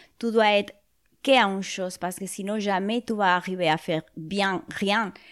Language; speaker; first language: French; non-native, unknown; Spanish